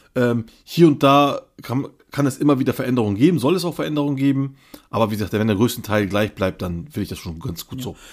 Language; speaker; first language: German; early bilingual, other home language; Turkish